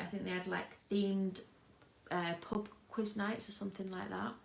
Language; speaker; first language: English; native; English